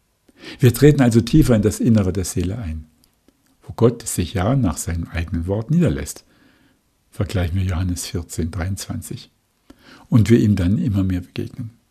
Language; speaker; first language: German; native; German